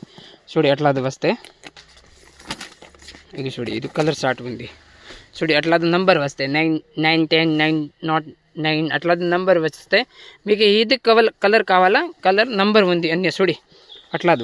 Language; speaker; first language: Telugu; non-native, local second language; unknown